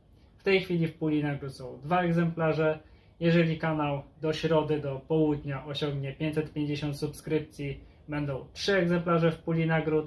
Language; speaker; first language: Polish; native; Polish